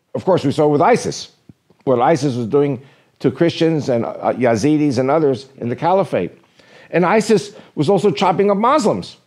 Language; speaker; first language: English; native; English